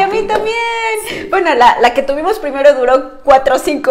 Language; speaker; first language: Spanish; native; Spanish